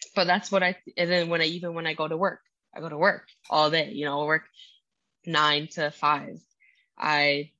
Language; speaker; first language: English; early bilingual, other home language; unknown